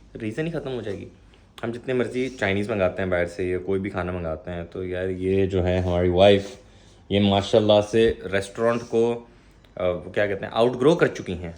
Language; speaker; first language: Urdu; native; Urdu